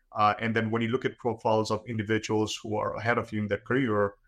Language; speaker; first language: English; non-native, local second language; Gujarati